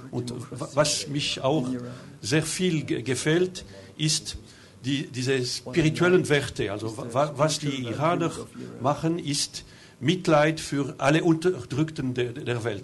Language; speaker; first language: German; non-native, local second language; French